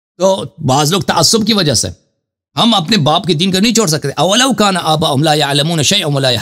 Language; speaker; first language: Urdu; non-native, fluent; Persian